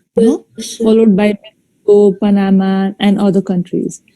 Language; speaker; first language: English; non-native, local second language; Nepali